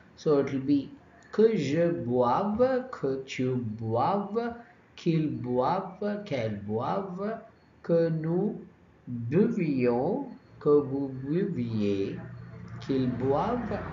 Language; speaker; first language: French; non-native, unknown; Tamil